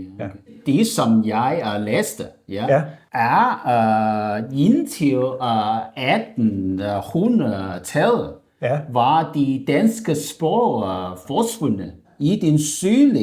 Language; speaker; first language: Danish; non-native, learner; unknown